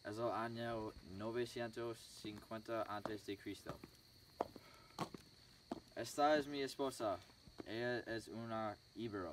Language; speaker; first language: Spanish; non-native, learner; English